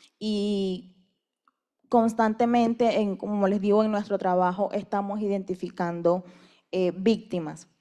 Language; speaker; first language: Spanish; native; Spanish